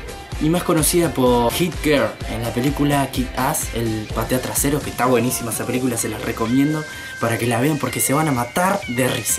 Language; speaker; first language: Spanish; native; Spanish